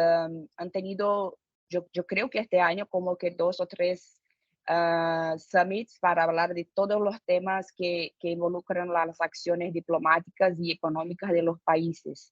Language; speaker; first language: Spanish; non-native, fluent; Portuguese